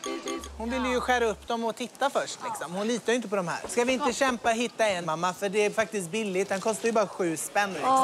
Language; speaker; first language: Swedish; early bilingual, other home language; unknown